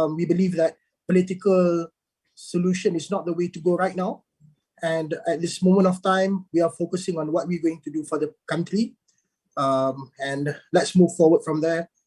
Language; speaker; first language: English; non-native, local second language; Malay